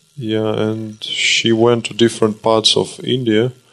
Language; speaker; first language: English; non-native, fluent; Russian